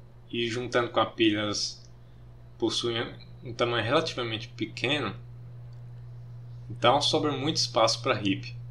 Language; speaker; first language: Portuguese; native; Portuguese